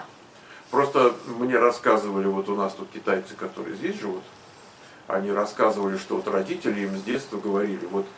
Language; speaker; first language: Russian; native; Russian